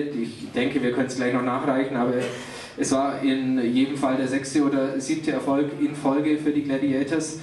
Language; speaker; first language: German; native; German